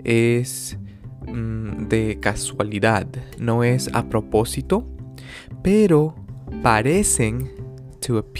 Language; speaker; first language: Spanish; early bilingual, other home language; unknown